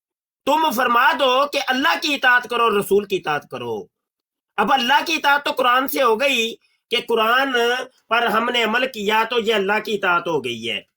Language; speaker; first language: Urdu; non-native, local second language; Punjabi